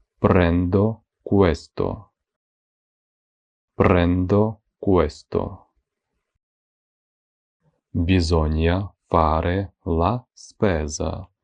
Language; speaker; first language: Italian; non-native, fluent; Ukrainian